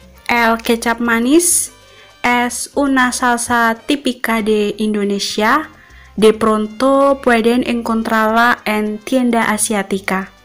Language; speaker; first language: Spanish; non-native, fluent; Indonesian